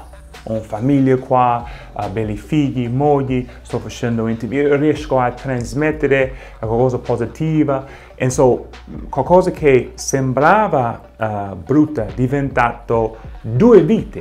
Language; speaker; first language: Italian; non-native, fluent; English